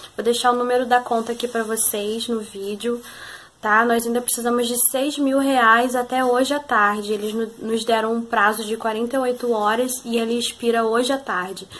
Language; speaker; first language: Portuguese; native; Portuguese